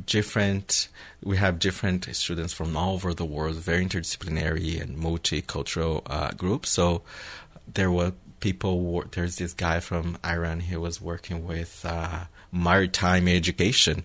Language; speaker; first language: English; non-native, fluent; Portuguese